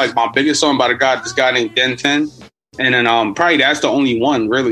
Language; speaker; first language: English; native; English